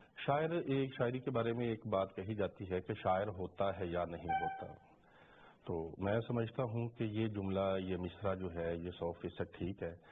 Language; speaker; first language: Urdu; non-native, local second language; Punjabi